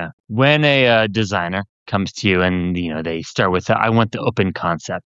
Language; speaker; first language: English; native; English